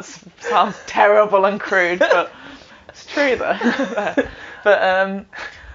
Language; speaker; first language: English; native; English